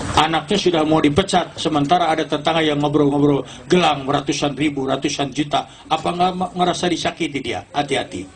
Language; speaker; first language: Indonesian; non-native, local second language; Sundanese